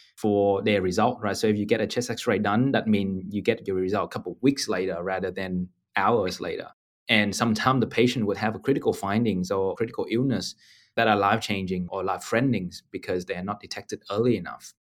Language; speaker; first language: English; non-native, fluent; Vietnamese